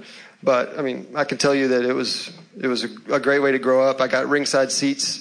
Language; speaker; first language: English; native; English